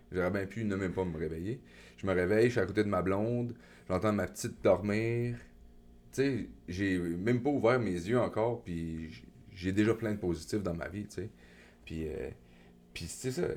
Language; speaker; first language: French; native; French